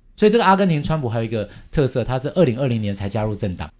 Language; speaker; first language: Chinese; native; Chinese